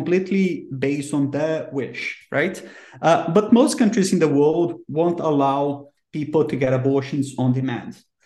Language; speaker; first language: English; non-native, fluent; Portuguese